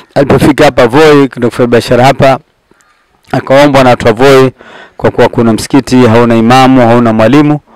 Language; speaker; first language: Swahili; native; Swahili